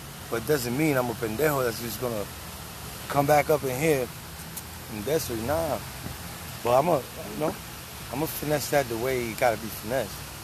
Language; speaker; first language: English; early bilingual, other home language; Spanish